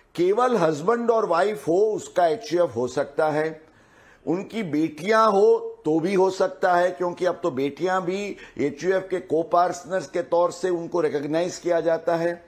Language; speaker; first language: Hindi; non-native, local second language; Gujarati